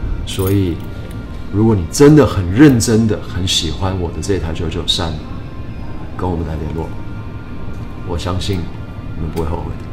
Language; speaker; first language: Chinese; early bilingual, heritage; Chinese